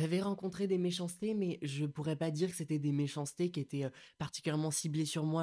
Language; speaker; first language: French; native; French